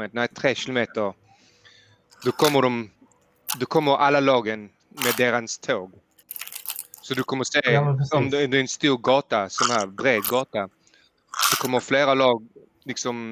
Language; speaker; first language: Swedish; early bilingual, heritage; Swedish